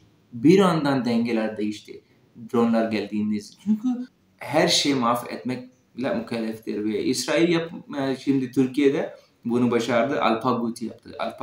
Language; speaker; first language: Turkish; non-native, fluent; Urdu